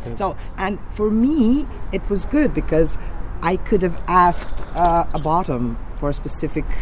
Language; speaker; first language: English; non-native, fluent; Serbian